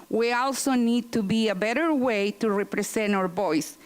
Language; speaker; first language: English; non-native, fluent; Spanish